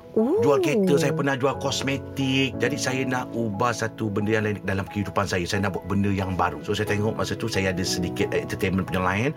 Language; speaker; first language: Malay; native; Malay